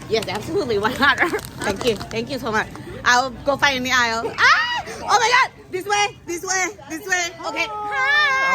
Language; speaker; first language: English; non-native, fluent; Thai